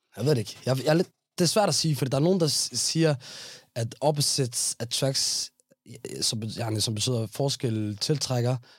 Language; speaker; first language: Danish; early bilingual, other home language; Somali